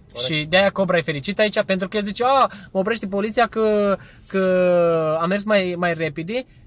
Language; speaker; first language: Romanian; early bilingual, heritage; Romanian